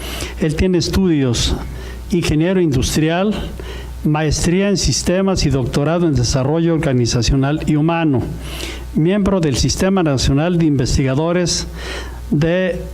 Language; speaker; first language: Spanish; native; Spanish